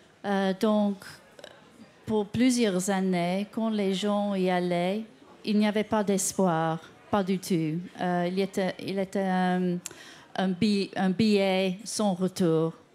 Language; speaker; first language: French; non-native, fluent; English